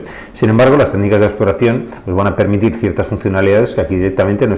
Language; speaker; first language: Spanish; native; Spanish